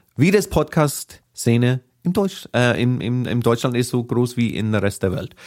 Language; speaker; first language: German; non-native, fluent; English